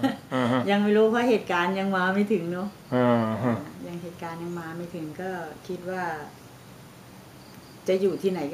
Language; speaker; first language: Thai; native; Thai